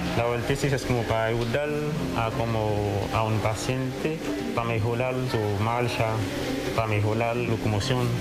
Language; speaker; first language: Spanish; non-native, learner; Haitian Creole